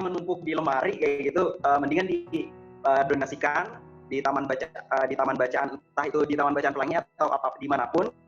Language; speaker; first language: Indonesian; non-native, local second language; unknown